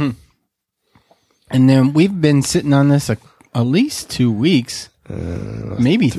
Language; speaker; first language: English; native; English